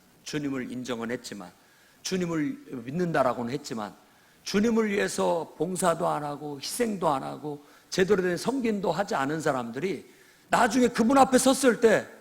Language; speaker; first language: Korean; native; Korean